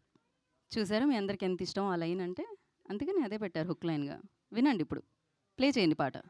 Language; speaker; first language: Telugu; native; Telugu